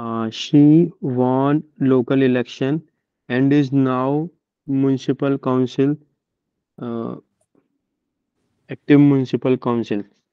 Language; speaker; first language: English; non-native, local second language; Hindi